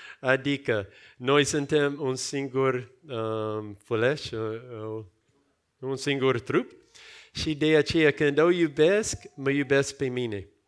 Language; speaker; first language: Romanian; non-native, fluent; English